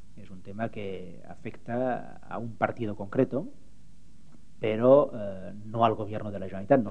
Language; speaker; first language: Spanish; non-native, local second language; Catalan